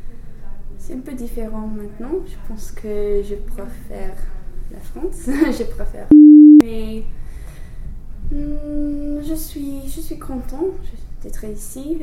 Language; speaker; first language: French; non-native, learner; English